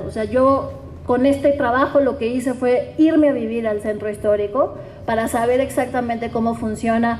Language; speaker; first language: Spanish; native; Spanish